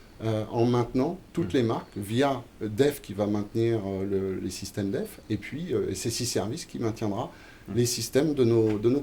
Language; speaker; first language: French; native; French